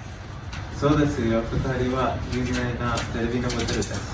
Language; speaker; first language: Japanese; non-native, learner; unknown